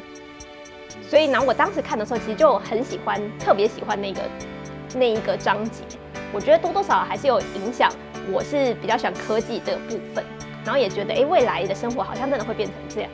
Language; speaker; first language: Chinese; native; Chinese